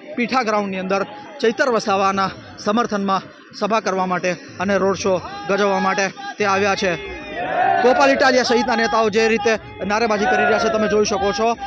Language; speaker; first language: Gujarati; native; Gujarati